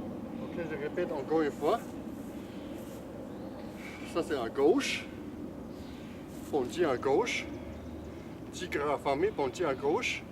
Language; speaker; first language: French; non-native, fluent; Chinese